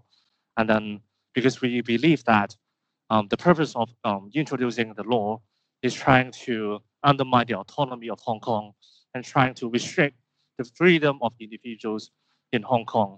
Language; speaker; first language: English; non-native, local second language; Cantonese